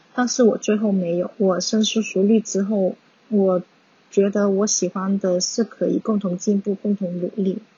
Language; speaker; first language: Chinese; non-native, local second language; Cantonese